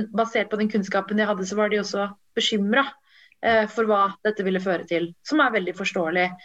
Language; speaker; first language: Norwegian; early bilingual, other home language; Tamil